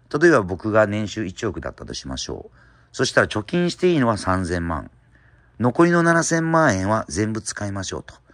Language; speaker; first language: Japanese; native; Japanese